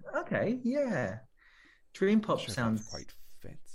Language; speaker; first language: English; native; English